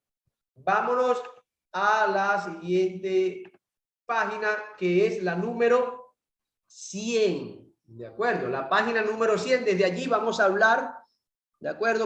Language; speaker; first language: Spanish; native; Spanish